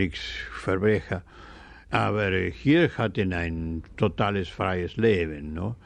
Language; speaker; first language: German; early bilingual, heritage; German